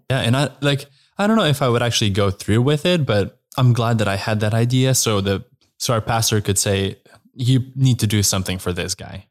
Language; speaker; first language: English; non-native, fluent; Slovenian